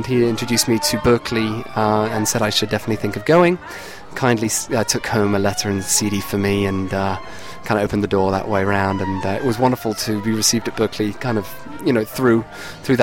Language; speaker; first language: English; native; English